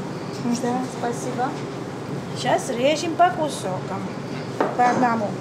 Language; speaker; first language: Russian; non-native, fluent; Georgian